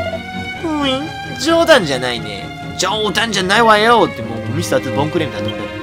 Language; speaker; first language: Japanese; native; Japanese